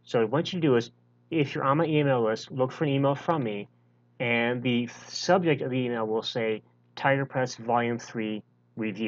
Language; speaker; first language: English; native; English